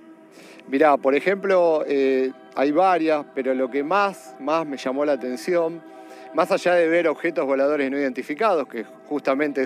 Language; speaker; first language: Spanish; native; Spanish